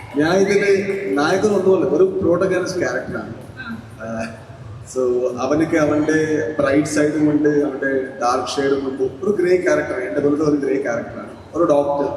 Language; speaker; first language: Malayalam; non-native, learner; Kannada